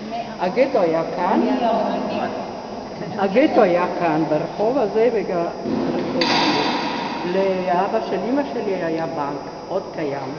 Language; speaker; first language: Hebrew; non-native, fluent; Italian